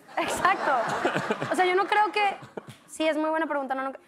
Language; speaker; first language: Spanish; native; Spanish